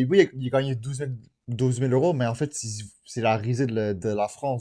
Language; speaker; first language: French; native; French